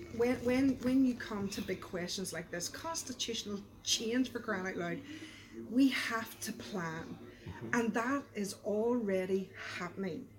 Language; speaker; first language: English; native; English